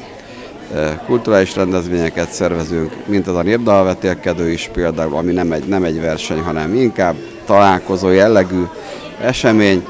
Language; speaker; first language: Hungarian; native; Hungarian